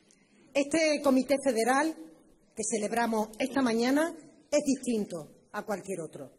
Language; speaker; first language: Spanish; native; Spanish